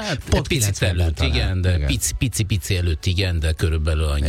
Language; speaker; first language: Hungarian; non-native, fluent; Italian